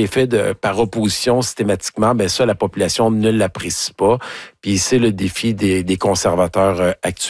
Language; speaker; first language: French; native; French